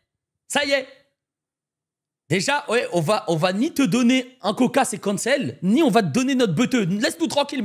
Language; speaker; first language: French; native; French